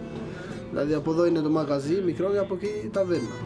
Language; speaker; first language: Greek; non-native, fluent; Albanian